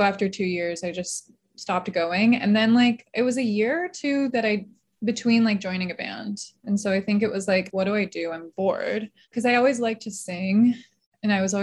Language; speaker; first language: English; native; English